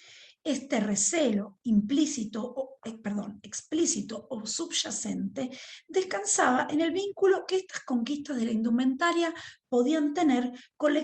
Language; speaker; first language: Spanish; native; Spanish